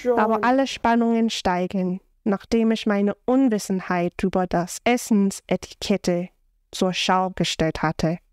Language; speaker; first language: German; non-native, fluent; English